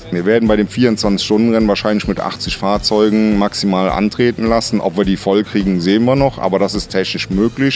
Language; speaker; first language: German; native; German